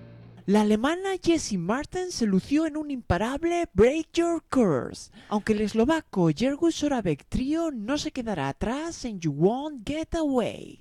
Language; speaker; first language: Spanish; native; Spanish